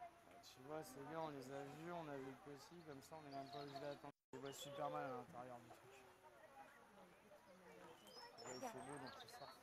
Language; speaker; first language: French; native; French